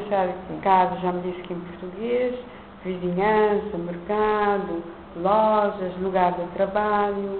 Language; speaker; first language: Portuguese; non-native, local second language; Kabuverdianu